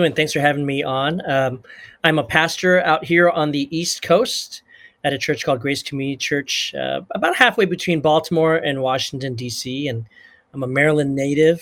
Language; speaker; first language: English; native; English